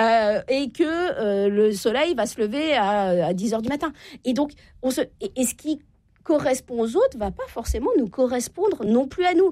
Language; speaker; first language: French; native; French